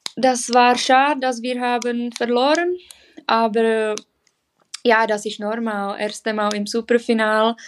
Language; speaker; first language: German; non-native, learner; Czech